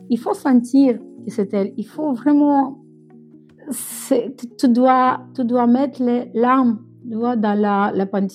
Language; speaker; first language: French; non-native, learner; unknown